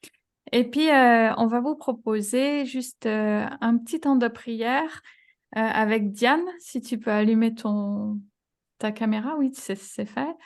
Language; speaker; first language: French; native; French